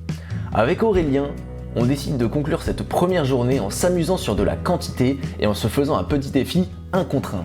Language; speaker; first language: French; native; French